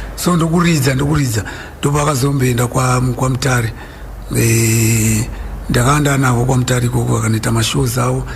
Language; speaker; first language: Shona; native; Shona